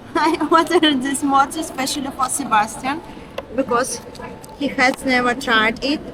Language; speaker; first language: English; non-native, learner; Russian